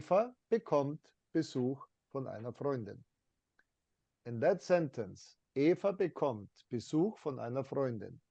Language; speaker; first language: German; non-native, fluent; English